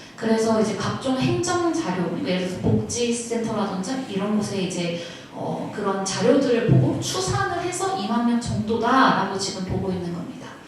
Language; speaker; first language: Korean; early bilingual, other home language; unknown